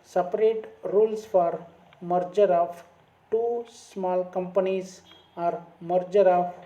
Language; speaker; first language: English; non-native, local second language; Kannada